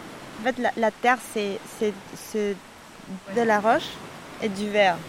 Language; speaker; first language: French; non-native, learner; Spanish